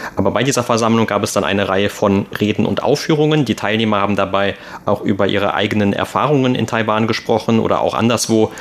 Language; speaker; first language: German; native; German